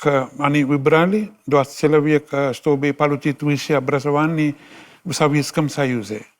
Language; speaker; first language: Russian; non-native, fluent; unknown